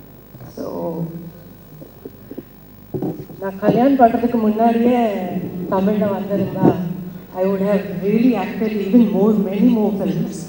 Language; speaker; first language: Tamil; non-native, fluent; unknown